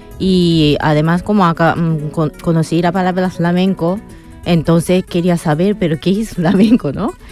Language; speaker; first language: Spanish; non-native, fluent; Japanese